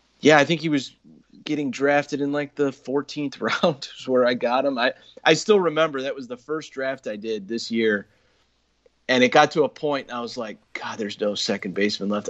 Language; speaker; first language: English; native; English